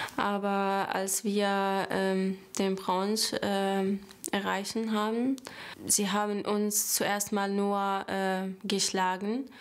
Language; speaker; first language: German; non-native, fluent; Arabic